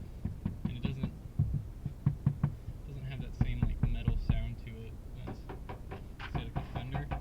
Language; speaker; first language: English; native; English